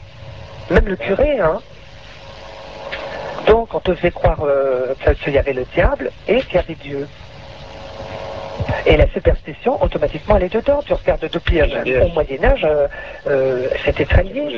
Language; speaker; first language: French; native; French